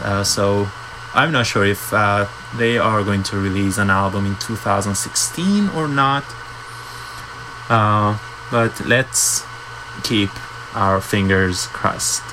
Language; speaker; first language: English; non-native, fluent; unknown